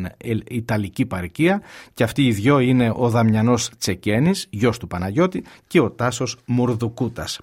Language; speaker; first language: Greek; native; Greek